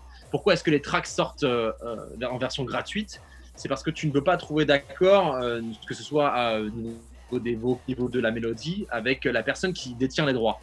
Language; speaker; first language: French; native; French